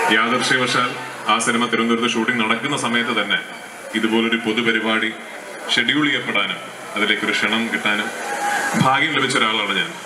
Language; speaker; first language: Malayalam; native; Malayalam